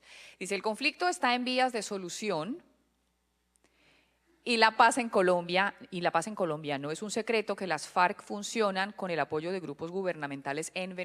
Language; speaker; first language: Spanish; native; Spanish